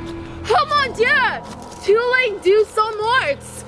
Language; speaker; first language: French; non-native, learner; English